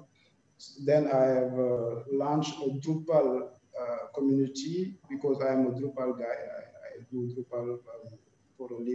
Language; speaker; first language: English; non-native, fluent; Wolof